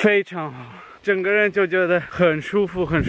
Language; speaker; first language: Chinese; non-native, fluent; German